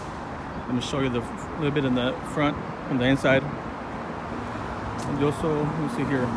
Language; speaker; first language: English; native; English